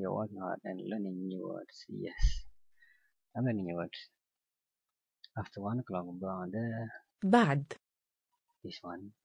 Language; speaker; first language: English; non-native, learner; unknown